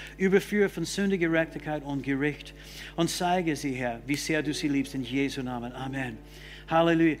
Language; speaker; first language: German; non-native, fluent; English